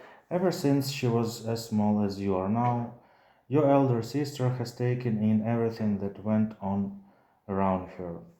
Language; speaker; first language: English; non-native, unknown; Ukrainian